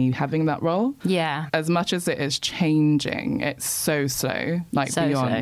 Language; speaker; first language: English; native; English